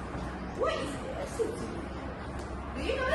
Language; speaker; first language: English; non-native, learner; Malay